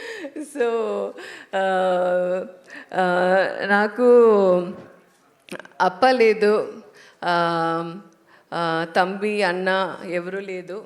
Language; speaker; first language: Telugu; non-native, learner; Tamil